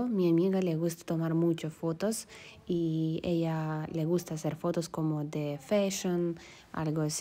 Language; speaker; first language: Spanish; non-native, learner; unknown